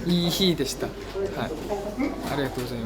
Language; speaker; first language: Japanese; non-native, learner; Korean